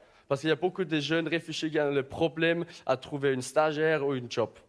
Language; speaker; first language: French; non-native, learner; German